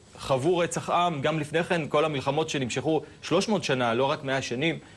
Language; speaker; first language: Hebrew; non-native, local second language; Adyghe